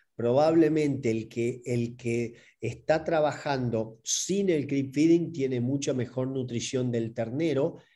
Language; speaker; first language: Spanish; native; Spanish